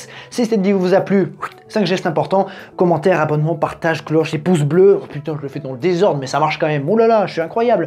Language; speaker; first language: French; native; French